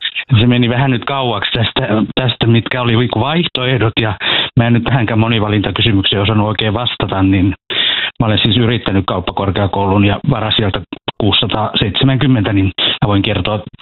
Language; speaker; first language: Finnish; native; Finnish